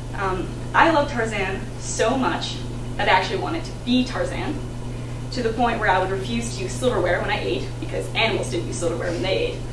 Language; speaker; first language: English; native; English